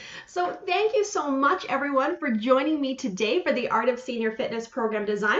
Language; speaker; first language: English; native; English